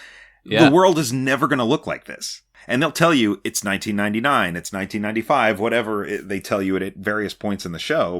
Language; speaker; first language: English; native; English